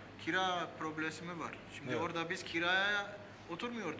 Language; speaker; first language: Turkish; early bilingual, heritage; Armenian